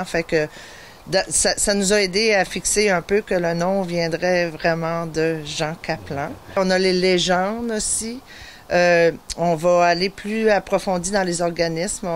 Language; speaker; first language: French; native; French